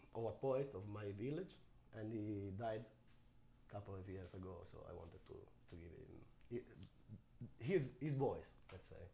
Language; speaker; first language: English; non-native, learner; Italian